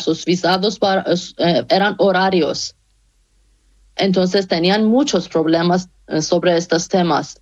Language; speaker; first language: Spanish; non-native, fluent; Persian